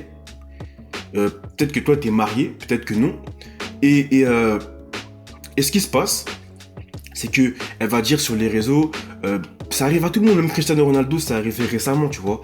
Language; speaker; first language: French; native; French